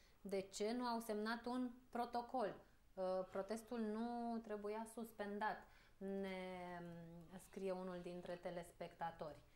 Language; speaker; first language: Romanian; native; Romanian